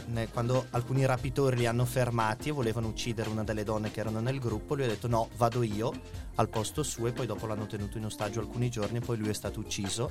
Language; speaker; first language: Italian; native; Italian